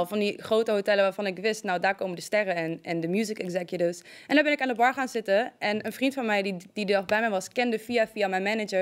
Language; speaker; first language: Dutch; native; Dutch